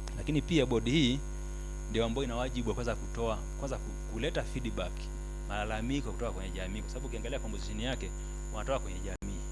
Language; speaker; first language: Swahili; native; Swahili